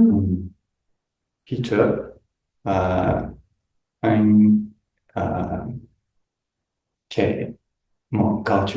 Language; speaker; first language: Vietnamese; non-native, learner; English